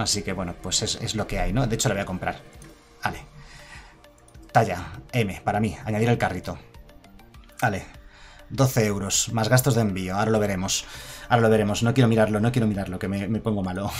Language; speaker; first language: Spanish; native; Spanish